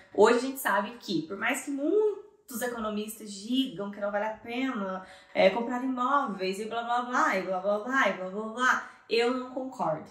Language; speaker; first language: Portuguese; native; Portuguese